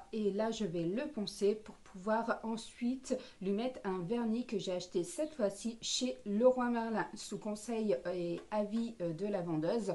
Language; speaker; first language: French; native; French